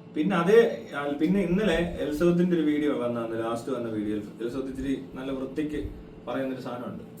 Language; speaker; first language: Malayalam; native; Malayalam